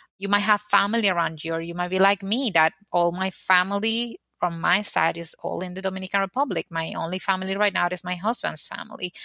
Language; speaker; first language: English; non-native, fluent; Spanish